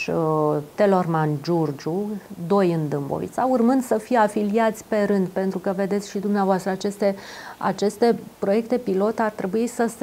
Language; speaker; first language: Romanian; native; Romanian